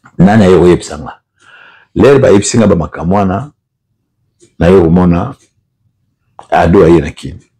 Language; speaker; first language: Lingala; non-native, local second language; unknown